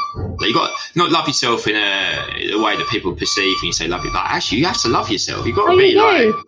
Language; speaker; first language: English; native; English